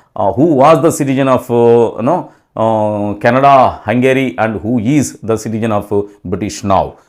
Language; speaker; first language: English; non-native, local second language; Telugu